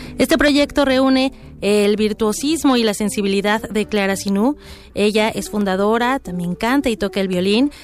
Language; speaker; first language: Spanish; native; Spanish